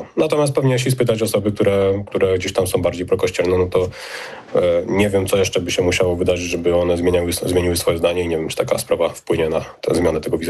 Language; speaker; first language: Polish; native; Polish